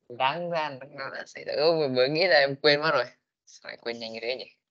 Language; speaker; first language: Vietnamese; native; Vietnamese